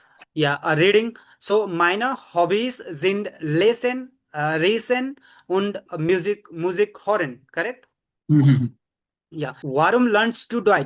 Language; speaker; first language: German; non-native, fluent; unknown